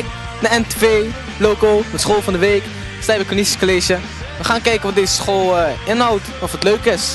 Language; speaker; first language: Dutch; native; Dutch